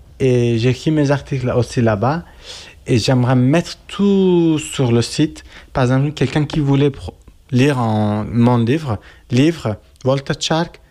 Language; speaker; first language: French; non-native, learner; Kurdish